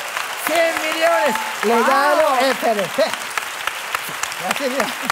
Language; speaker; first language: Spanish; non-native, learner; Japanese